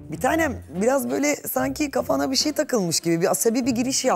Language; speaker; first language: Turkish; native; Turkish